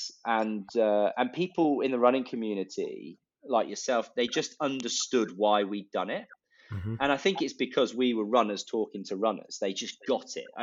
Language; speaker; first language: English; native; English